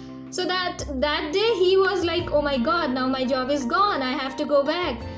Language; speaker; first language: English; non-native, local second language; Bangla